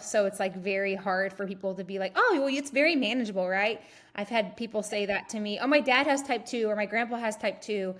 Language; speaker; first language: English; native; English